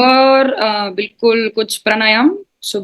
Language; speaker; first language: Hindi; non-native, learner; Spanish